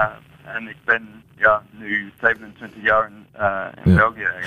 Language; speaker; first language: Dutch; non-native, fluent; English